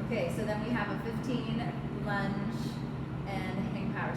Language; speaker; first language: English; native; English